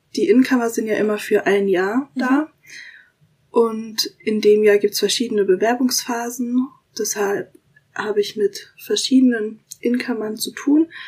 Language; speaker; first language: German; native; German